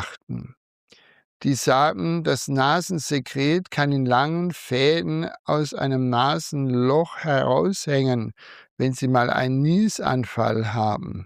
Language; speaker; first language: German; native; German